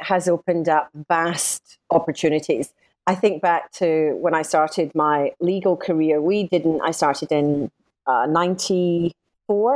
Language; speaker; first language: English; native; English